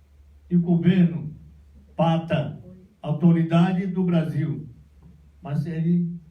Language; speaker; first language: Portuguese; non-native, local second language; Yanomámi